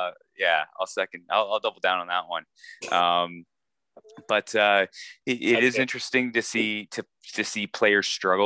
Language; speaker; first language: English; native; English